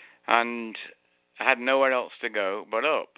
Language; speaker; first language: English; native; English